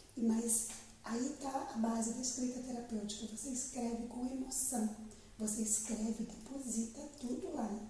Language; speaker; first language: Portuguese; native; Portuguese